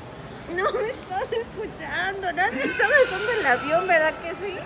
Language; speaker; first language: Spanish; native; Spanish